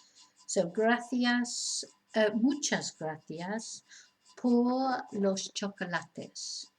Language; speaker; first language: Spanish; non-native, fluent; English